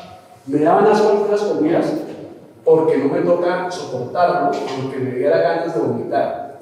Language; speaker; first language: Spanish; native; Spanish